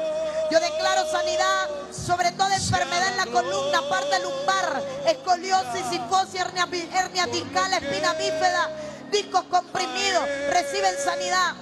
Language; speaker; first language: Spanish; native; Spanish